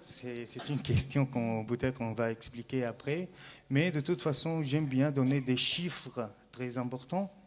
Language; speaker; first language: French; non-native, fluent; Arabic